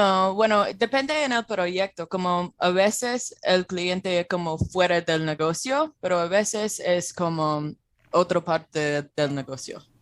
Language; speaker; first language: Spanish; non-native, fluent; English